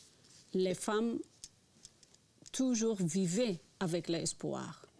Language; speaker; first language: French; non-native, learner; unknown